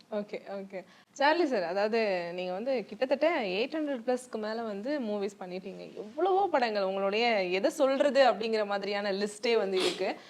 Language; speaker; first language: Tamil; native; Tamil